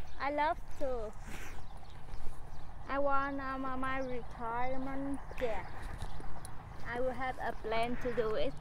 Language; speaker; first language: English; non-native, fluent; Vietnamese